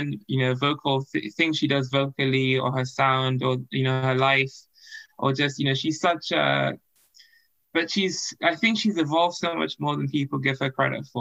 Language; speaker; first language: English; non-native, local second language; Yoruba